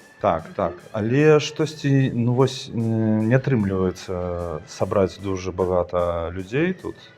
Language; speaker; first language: Belarusian; non-native, local second language; Russian